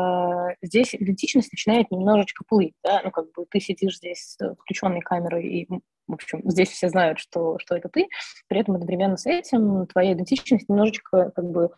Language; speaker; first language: Russian; native; Russian